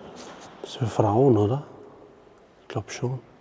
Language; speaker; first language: German; non-native, fluent; Mongolian